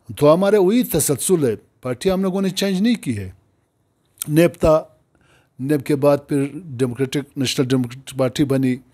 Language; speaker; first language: Urdu; non-native, local second language; Pashto